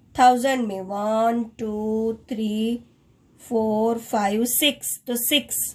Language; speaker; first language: Hindi; non-native, local second language; Gujarati